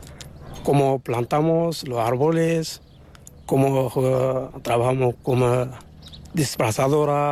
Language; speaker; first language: Spanish; non-native, learner; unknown